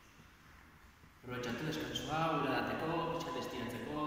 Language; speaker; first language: Basque; native; Basque